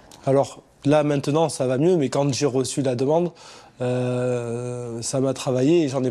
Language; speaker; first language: French; native; French